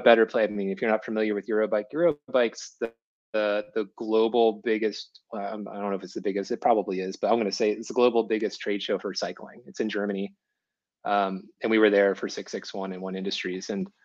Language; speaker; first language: English; native; English